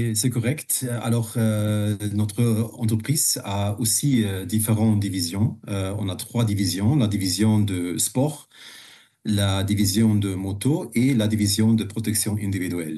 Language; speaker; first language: French; non-native, fluent; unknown